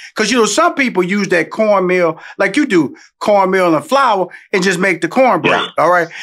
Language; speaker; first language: English; native; English